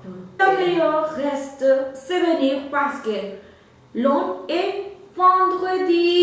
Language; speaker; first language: French; non-native, learner; Spanish